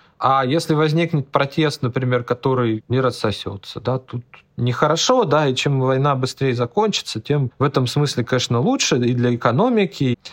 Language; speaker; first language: Russian; native; Russian